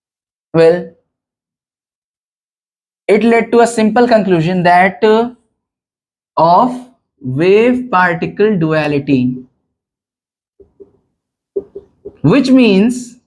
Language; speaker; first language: English; non-native, local second language; Hindi